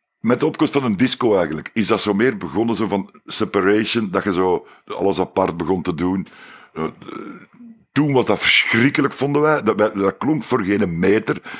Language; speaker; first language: Dutch; native; Dutch